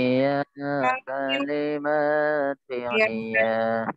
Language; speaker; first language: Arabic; non-native, learner; Indonesian